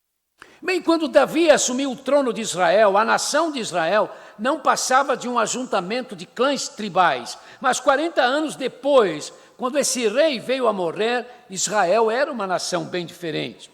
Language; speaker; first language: Portuguese; native; Portuguese